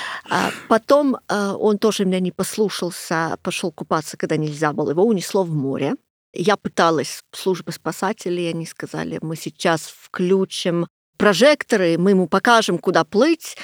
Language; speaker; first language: Russian; non-native, fluent; English